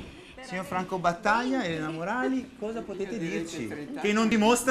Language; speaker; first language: Italian; native; Italian